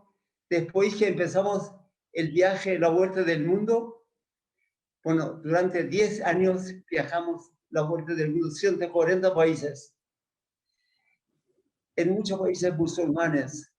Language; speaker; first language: Spanish; non-native, fluent; Persian